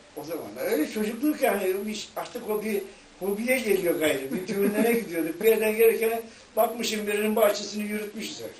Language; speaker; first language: Turkish; native; Turkish